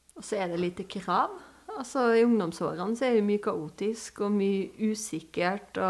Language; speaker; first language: Norwegian; early bilingual, other home language; Dutch